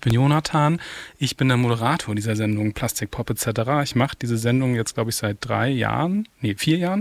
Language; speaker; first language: German; native; German